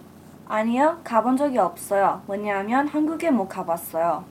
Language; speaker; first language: Korean; early bilingual, heritage; English